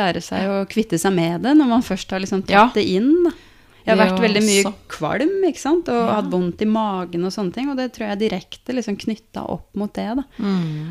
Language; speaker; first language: Norwegian; native; Norwegian